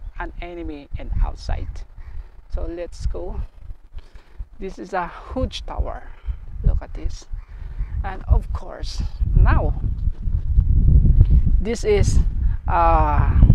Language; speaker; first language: English; non-native, learner; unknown